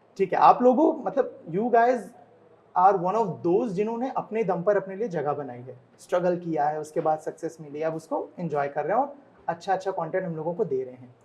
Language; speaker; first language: Hindi; native; Hindi